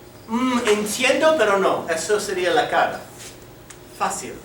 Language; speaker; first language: Spanish; non-native, fluent; English